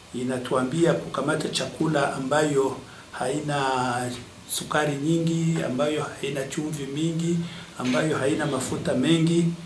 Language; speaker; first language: Swahili; native; Swahili